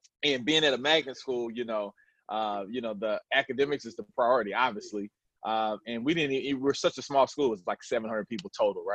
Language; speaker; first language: English; native; English